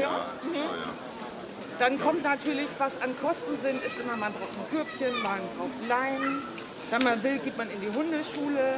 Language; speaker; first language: German; native; German